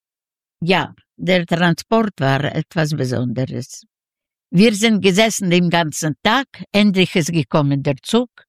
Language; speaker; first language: German; non-native, learner; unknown